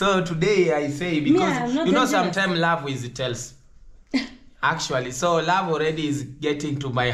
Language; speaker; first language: English; non-native, learner; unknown